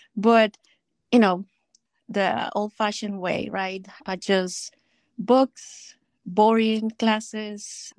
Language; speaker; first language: English; non-native, fluent; Spanish